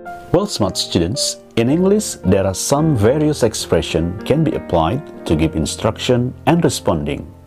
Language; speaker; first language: English; non-native, fluent; Indonesian